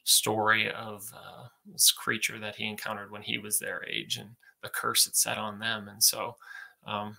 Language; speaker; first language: English; native; English